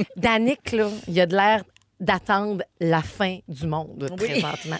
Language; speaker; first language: French; native; French